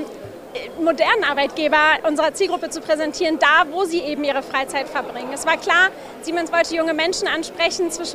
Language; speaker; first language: German; native; German